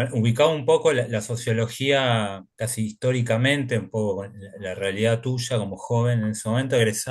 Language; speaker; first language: Spanish; native; Spanish